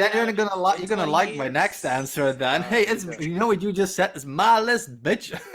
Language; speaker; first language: English; native; English